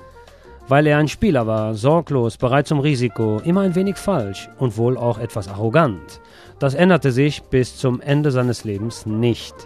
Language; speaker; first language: German; native; German